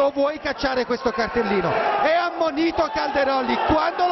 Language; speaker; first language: Italian; native; Italian